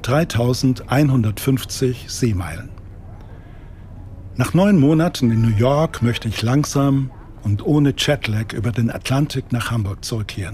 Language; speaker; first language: German; native; German